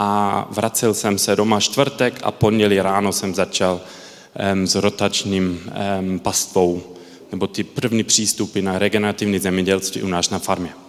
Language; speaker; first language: Czech; early bilingual, heritage; Czech